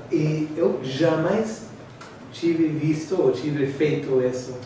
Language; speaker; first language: Portuguese; non-native, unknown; English